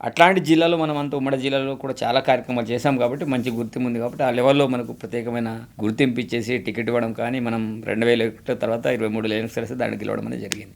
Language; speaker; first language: Telugu; non-native, local second language; Gondi